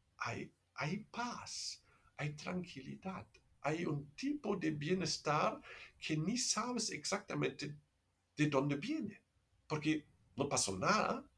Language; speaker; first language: Spanish; non-native, fluent; German